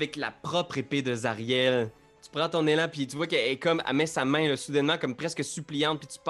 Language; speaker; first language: French; native; French